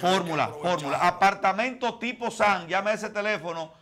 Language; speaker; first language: Spanish; native; Spanish